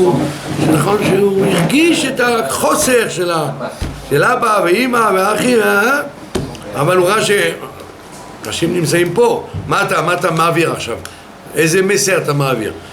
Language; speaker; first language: Hebrew; non-native, fluent; French